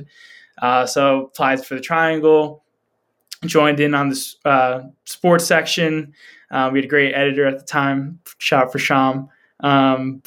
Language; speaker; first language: English; native; English